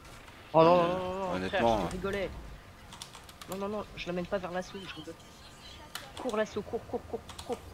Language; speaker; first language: French; native; French